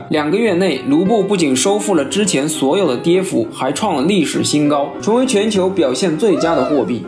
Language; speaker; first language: Chinese; native; Chinese